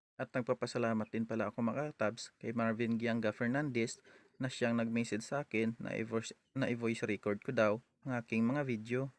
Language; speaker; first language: Filipino; non-native, local second language; Hiligaynon